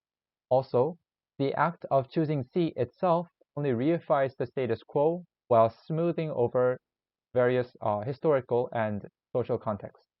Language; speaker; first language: English; non-native, learner; Korean